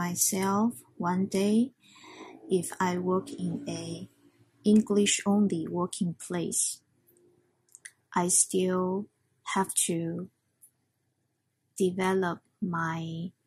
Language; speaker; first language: English; non-native, fluent; Chinese